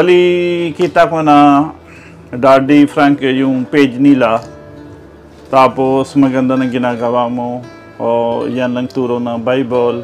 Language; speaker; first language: Filipino; non-native, learner; Punjabi